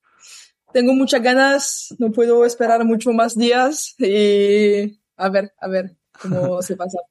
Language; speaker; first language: Spanish; non-native, learner; French